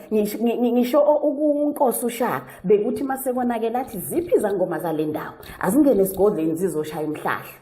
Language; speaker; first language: Zulu; native; Zulu